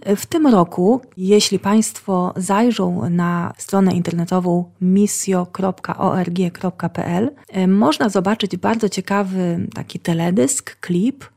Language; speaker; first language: Polish; native; Polish